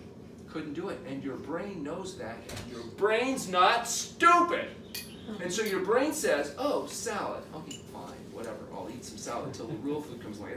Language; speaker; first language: English; native; English